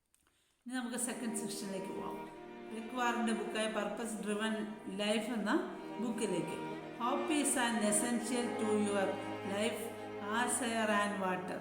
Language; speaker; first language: Malayalam; native; Malayalam